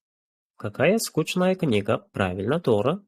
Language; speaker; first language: Russian; non-native, fluent; Uzbek